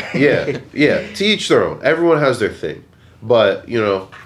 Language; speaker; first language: English; native; English